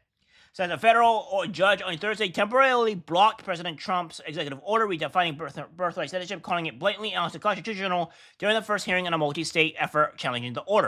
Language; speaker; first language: English; native; English